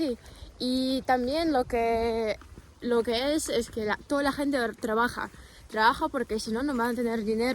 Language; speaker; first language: Spanish; non-native, fluent; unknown